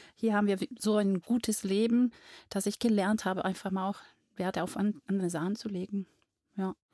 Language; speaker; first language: German; non-native, fluent; Portuguese